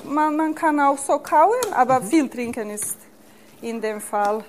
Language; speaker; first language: German; non-native, fluent; Serbian